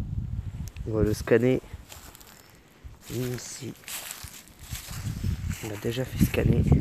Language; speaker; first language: French; native; French